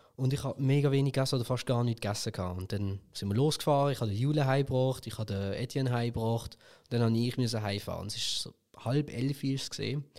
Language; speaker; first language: German; early bilingual, other home language; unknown